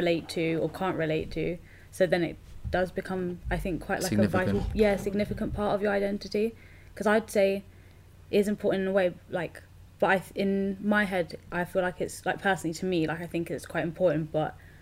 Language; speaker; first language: English; native; English